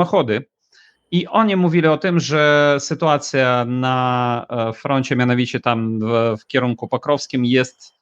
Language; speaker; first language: Polish; non-native, fluent; Ukrainian